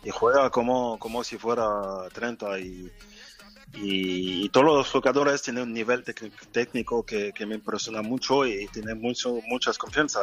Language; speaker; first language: Spanish; non-native, fluent; French